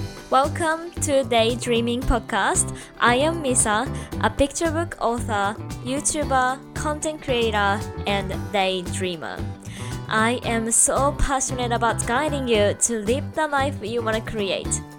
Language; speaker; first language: English; non-native, fluent; Japanese